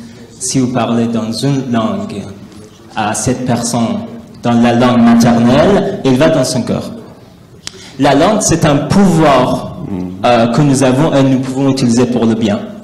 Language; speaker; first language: French; non-native, learner; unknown